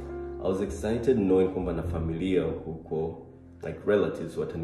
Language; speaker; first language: English; non-native, local second language; Swahili